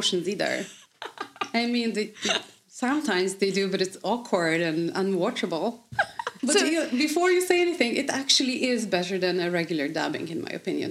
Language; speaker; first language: English; non-native, fluent; Polish